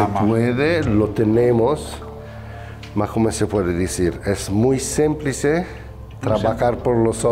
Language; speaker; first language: Spanish; non-native, learner; Italian